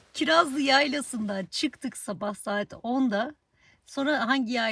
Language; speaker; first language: Turkish; native; Turkish